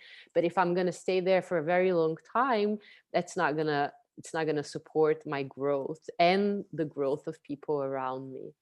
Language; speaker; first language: English; non-native, fluent; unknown